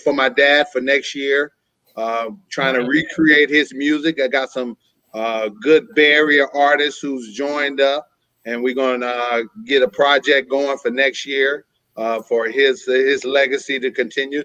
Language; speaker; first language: English; native; English